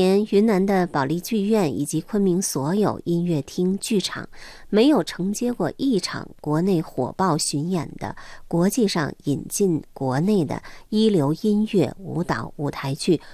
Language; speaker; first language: Chinese; native; Chinese